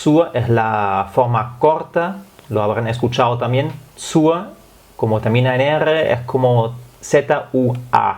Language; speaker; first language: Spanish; non-native, fluent; German